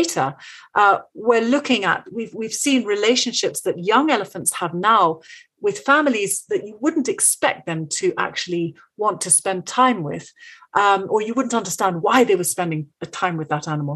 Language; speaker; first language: English; native; English